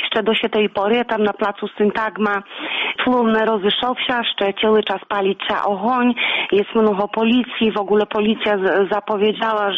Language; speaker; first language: Polish; non-native, local second language; Belarusian